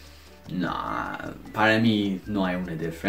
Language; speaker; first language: Spanish; non-native, fluent; English